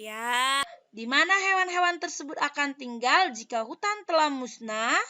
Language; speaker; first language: Indonesian; native; Indonesian